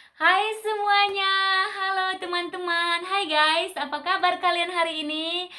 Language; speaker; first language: Indonesian; native; Indonesian